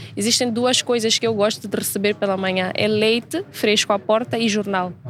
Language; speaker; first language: Portuguese; native; Portuguese